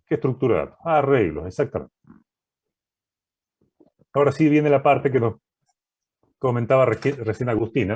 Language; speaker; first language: Spanish; native; Spanish